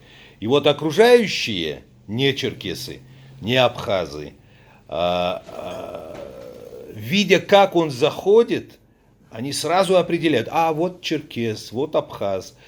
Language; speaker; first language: Russian; native; Russian